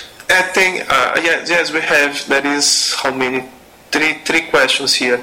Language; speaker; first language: English; non-native, fluent; Portuguese